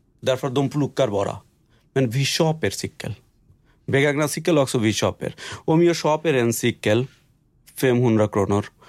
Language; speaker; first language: Swedish; non-native, learner; Bangla